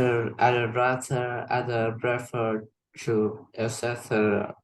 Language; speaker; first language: English; non-native, learner; Vietnamese